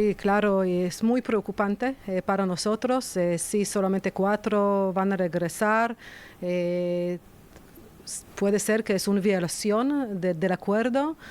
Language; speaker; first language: Spanish; non-native, fluent; Hebrew